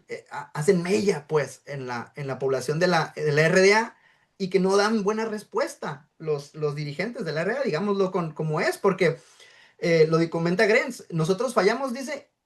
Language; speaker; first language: Spanish; native; Spanish